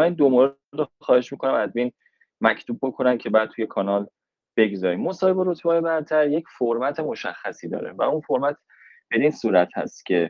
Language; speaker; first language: Persian; native; Persian